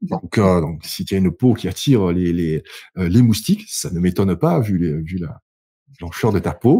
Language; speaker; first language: French; native; French